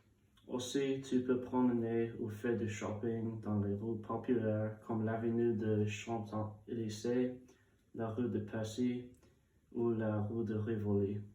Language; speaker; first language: French; non-native, learner; English